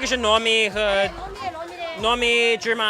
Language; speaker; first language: Chinese; non-native, learner; English